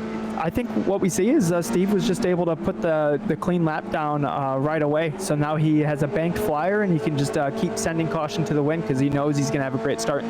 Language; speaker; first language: English; native; English